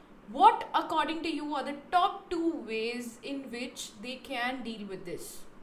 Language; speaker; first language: English; non-native, local second language; Hindi